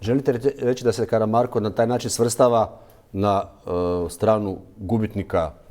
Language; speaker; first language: Croatian; native; Croatian